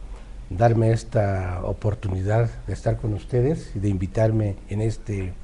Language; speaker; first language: Spanish; native; Spanish